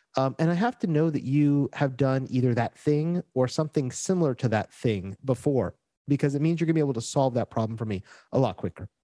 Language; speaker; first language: English; native; English